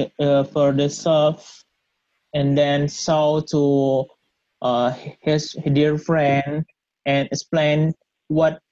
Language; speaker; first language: English; non-native, learner; Indonesian